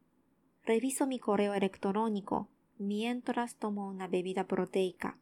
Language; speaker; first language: Spanish; non-native, learner; Japanese